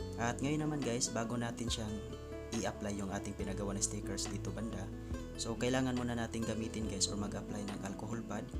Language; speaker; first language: Filipino; non-native, local second language; Cebuano